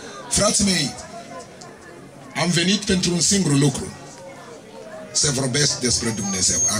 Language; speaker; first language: Romanian; non-native, learner; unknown